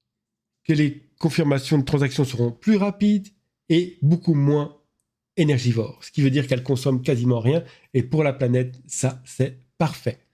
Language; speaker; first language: French; native; French